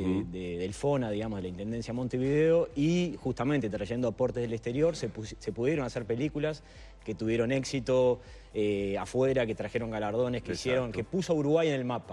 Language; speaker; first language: Spanish; native; Spanish